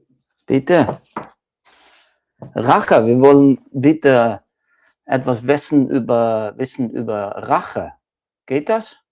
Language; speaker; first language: German; non-native, learner; English